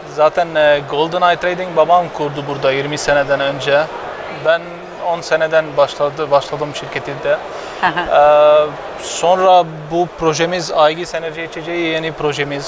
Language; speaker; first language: Turkish; non-native, fluent; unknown